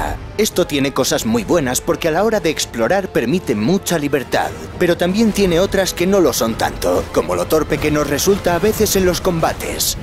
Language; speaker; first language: Spanish; native; Spanish